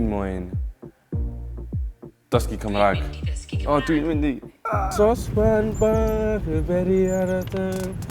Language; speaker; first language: Welsh; non-native, learner; English